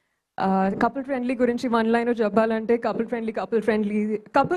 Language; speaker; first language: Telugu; early bilingual, heritage; Telugu